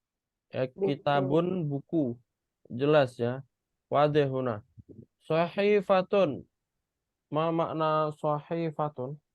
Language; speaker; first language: Indonesian; native; Indonesian